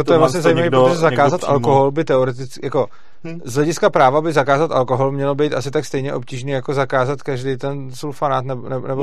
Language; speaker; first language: Czech; native; Czech